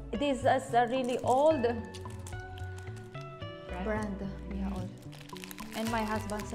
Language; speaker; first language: English; non-native, local second language; Filipino